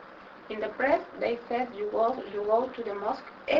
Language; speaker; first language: English; non-native, local second language; Spanish